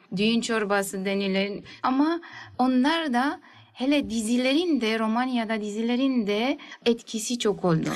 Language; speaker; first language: Turkish; early bilingual, heritage; Turkish